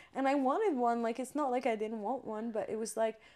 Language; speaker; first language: English; non-native, fluent; French